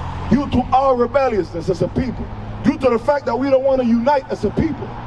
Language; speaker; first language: English; early bilingual, other home language; Spanish